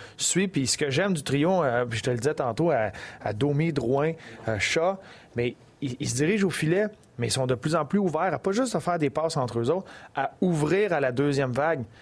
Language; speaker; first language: French; native; French